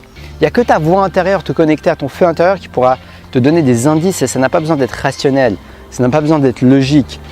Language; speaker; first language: French; native; French